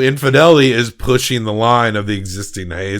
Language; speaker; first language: English; native; English